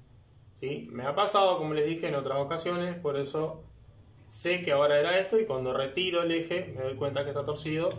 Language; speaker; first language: Spanish; native; Spanish